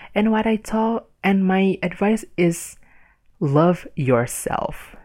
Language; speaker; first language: English; non-native, fluent; Indonesian